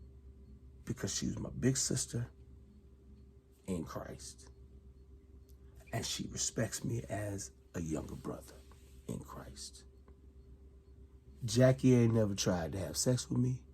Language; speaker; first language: English; native; English